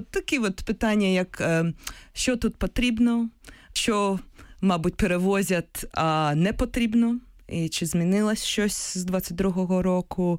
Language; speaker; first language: Ukrainian; non-native, local second language; Russian